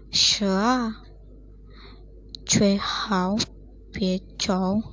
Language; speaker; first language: Chinese; non-native, learner; Indonesian